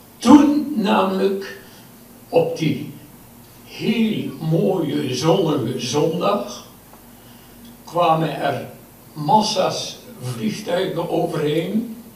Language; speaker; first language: Dutch; native; Dutch